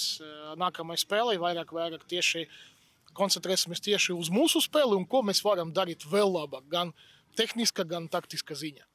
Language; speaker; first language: Latvian; non-native, local second language; Russian